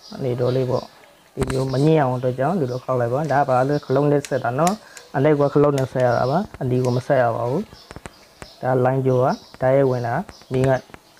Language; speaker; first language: Burmese; native; Burmese